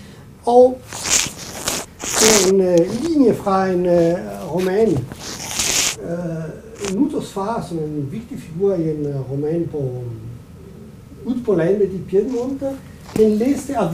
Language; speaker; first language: Danish; non-native, fluent; Italian